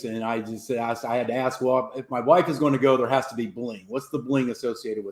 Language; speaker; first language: English; native; English